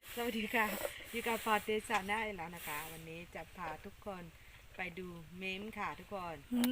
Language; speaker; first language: Thai; non-native, local second language; Karen languages